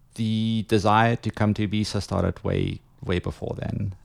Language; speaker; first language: English; non-native, local second language; Afrikaans